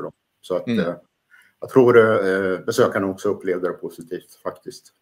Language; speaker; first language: Swedish; native; Swedish